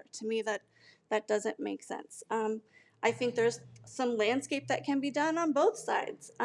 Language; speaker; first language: English; native; English